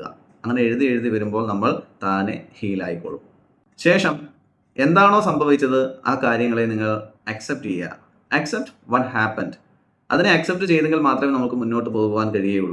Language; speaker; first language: Malayalam; native; Malayalam